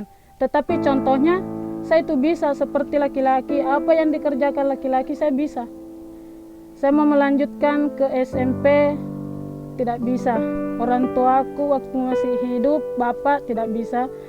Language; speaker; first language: Indonesian; non-native, local second language; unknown